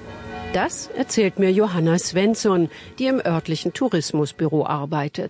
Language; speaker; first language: German; native; German